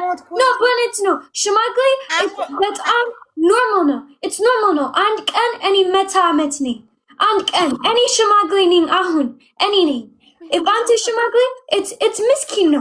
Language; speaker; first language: English; non-native, learner; Amharic